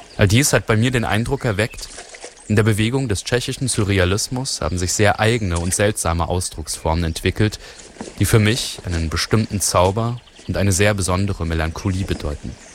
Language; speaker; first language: German; native; German